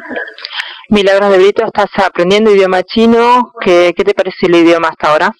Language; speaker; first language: Spanish; native; Spanish